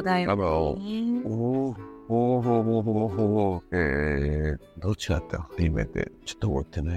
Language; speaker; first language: Japanese; non-native, learner; Spanish